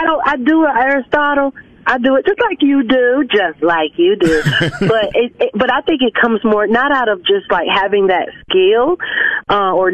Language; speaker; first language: English; native; English